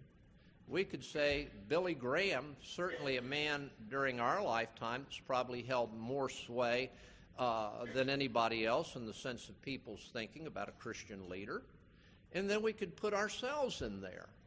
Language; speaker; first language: English; native; English